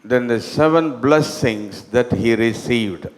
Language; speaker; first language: English; non-native, local second language; Tamil